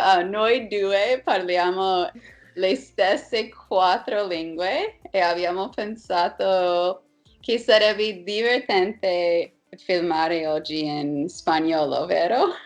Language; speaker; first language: Italian; non-native, fluent; English